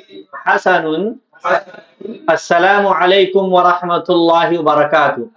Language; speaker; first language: Arabic; non-native, fluent; Urdu